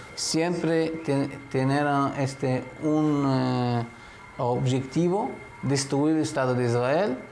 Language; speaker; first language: Spanish; non-native, fluent; Hebrew